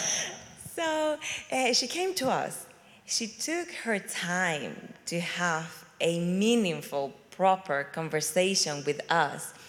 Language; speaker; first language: English; non-native, fluent; Spanish